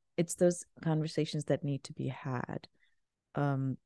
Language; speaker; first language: English; non-native, local second language; Urdu